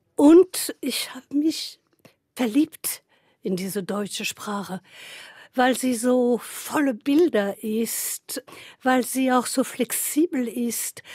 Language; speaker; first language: German; non-native, fluent; French